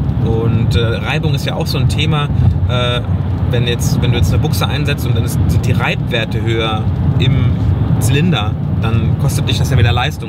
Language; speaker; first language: German; native; German